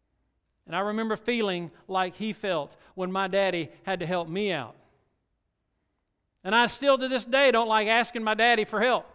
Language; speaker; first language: English; native; English